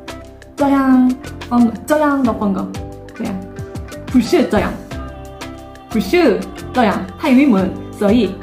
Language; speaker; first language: Chinese; non-native, learner; Korean